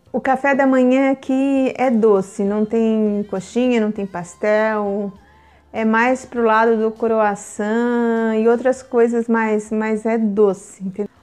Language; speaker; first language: Portuguese; native; Portuguese